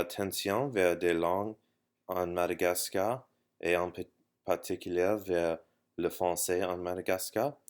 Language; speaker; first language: French; non-native, learner; English